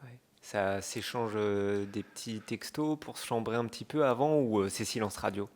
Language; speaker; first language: French; native; French